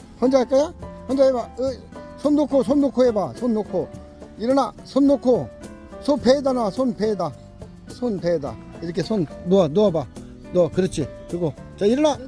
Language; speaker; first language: Korean; native; Korean